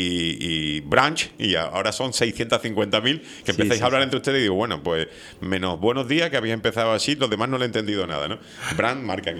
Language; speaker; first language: Spanish; native; Spanish